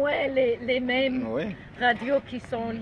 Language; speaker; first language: French; non-native, learner; English